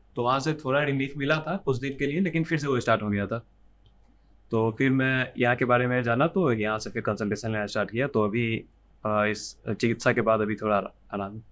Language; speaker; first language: Hindi; native; Hindi